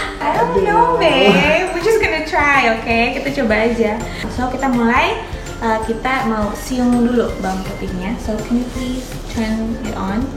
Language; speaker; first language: Indonesian; native; Indonesian